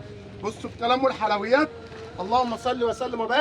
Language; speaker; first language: Arabic; native; Arabic